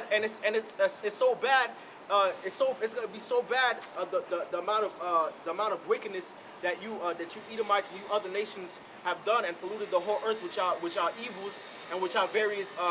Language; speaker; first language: English; native; English